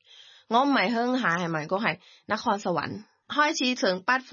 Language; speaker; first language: Cantonese; non-native, fluent; Thai